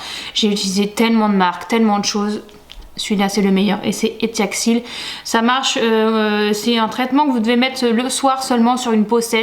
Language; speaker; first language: French; native; French